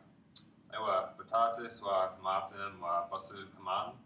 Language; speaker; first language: Arabic; non-native, learner; English